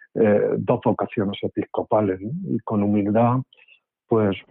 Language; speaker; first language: Spanish; native; Spanish